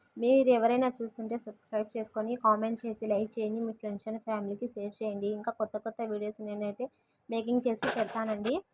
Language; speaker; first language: Telugu; non-native, local second language; Urdu